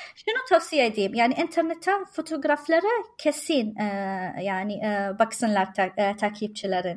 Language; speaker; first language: Turkish; non-native, learner; Arabic